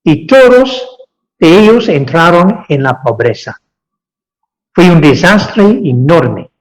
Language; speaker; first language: Spanish; non-native, fluent; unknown